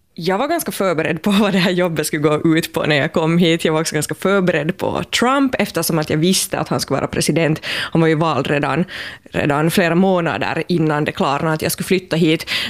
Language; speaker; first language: Swedish; native; Swedish